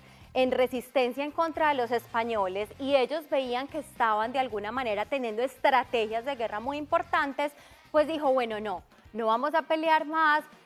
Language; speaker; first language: Spanish; native; Spanish